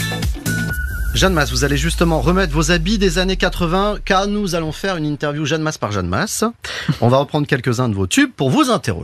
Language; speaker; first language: French; native; French